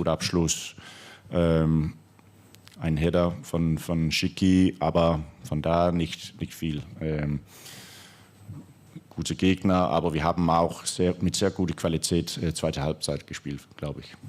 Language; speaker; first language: German; non-native, fluent; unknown